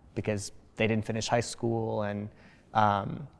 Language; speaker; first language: English; early bilingual, other home language; Spanish